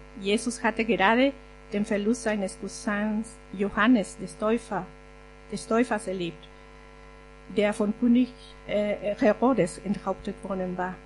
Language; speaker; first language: German; non-native, fluent; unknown